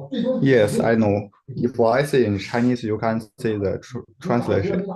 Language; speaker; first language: English; non-native, learner; Chinese